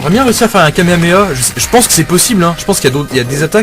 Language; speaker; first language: French; native; French